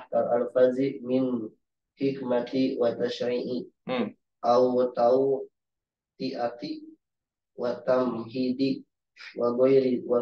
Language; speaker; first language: Arabic; non-native, fluent; Indonesian